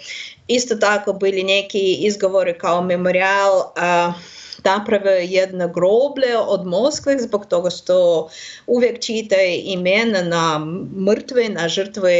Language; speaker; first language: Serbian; non-native, learner; Russian